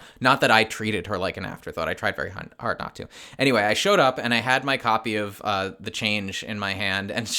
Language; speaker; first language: English; native; English